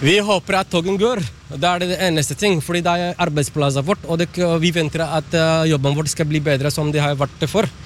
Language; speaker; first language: Norwegian; non-native, fluent; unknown